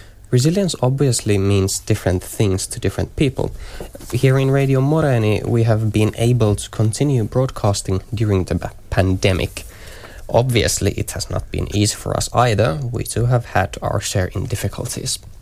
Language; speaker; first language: English; non-native, fluent; Finnish